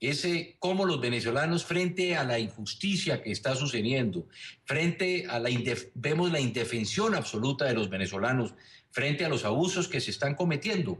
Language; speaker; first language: Spanish; native; Spanish